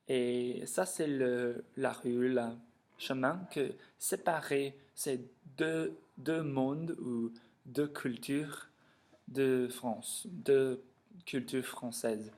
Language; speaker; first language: French; non-native, learner; English